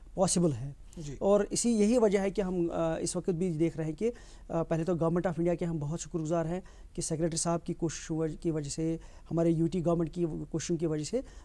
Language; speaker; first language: Hindi; non-native, local second language; Kashmiri